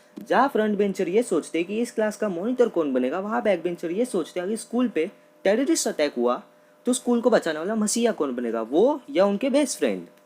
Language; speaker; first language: Hindi; non-native, local second language; Marathi